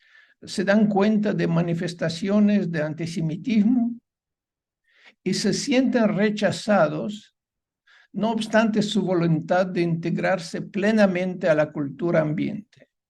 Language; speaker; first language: Spanish; non-native, fluent; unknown